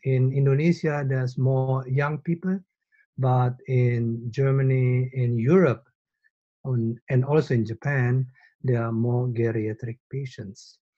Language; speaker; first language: English; non-native, fluent; Indonesian